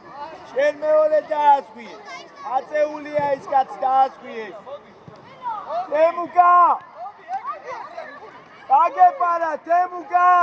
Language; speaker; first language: Georgian; native; Georgian